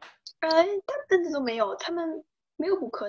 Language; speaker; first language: Chinese; early bilingual, other home language; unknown